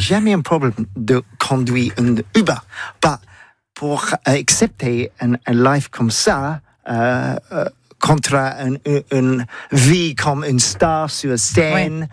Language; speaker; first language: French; non-native, learner; English